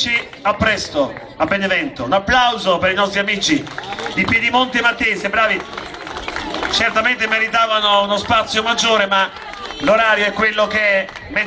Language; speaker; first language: Italian; native; Italian